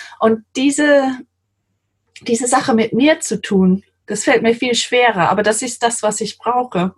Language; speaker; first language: German; non-native, fluent; English